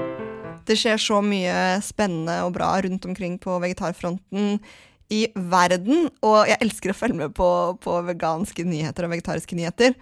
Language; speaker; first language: Norwegian; native; Norwegian